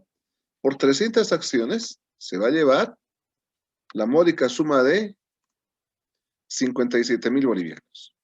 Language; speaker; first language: Spanish; native; Spanish